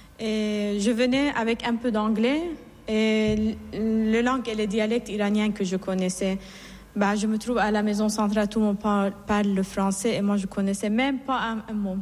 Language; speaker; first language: French; non-native, fluent; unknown